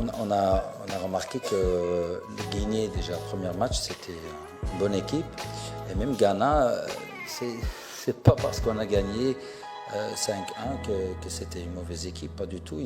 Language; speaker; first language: French; non-native, fluent; Arabic